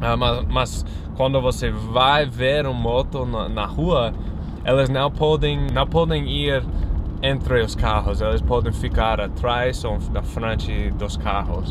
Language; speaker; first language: Portuguese; non-native, fluent; English